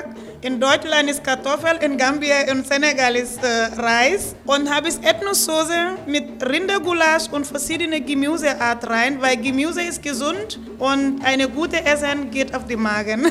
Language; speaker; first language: German; non-native, learner; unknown